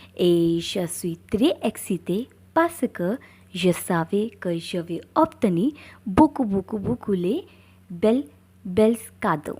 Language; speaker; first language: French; non-native, learner; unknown